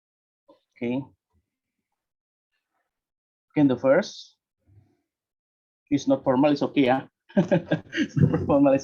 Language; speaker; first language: English; non-native, learner; Indonesian